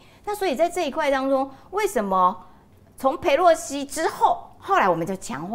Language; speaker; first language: Chinese; native; Chinese